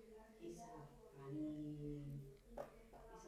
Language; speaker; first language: English; non-native, learner; Spanish